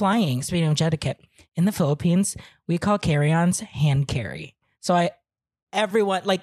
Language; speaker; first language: English; non-native, local second language; Filipino